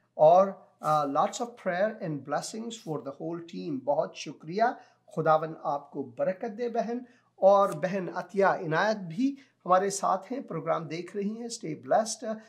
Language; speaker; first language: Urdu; non-native, local second language; Punjabi